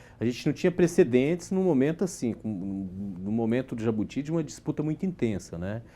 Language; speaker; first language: Portuguese; native; Portuguese